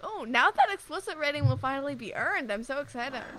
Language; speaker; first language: English; native; English